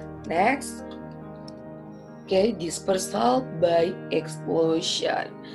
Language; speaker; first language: English; non-native, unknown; Indonesian